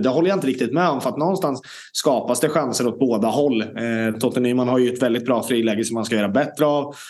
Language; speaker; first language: Swedish; native; Swedish